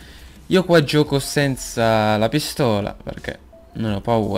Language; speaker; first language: Italian; native; Italian